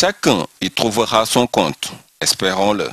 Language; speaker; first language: French; non-native, local second language; Wolof